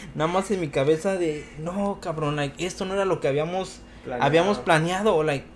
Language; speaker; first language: Spanish; native; Spanish